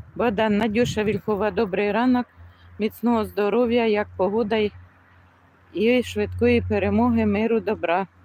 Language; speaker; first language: Ukrainian; native; Ukrainian